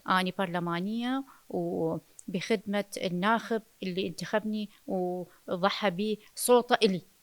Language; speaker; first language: Arabic; non-native, local second language; Kurdish